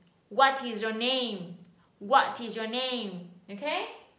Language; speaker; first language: English; non-native, fluent; Vietnamese